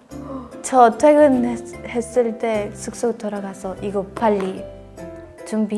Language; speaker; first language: Korean; non-native, learner; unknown